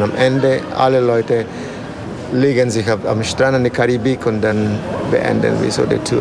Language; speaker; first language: German; non-native, learner; Spanish